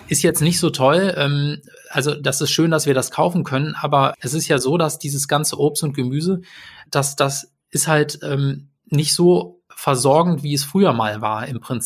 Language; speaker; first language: German; native; German